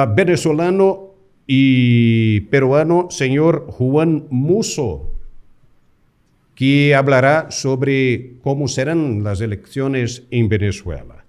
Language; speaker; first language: Spanish; non-native, fluent; Portuguese